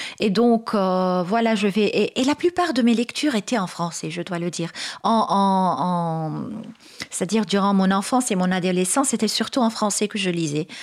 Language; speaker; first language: French; non-native, local second language; Arabic